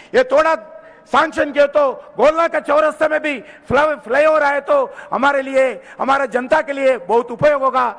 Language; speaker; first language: Hindi; non-native, local second language; Telugu